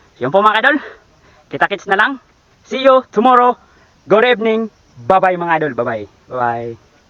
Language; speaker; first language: Filipino; non-native, local second language; Cebuano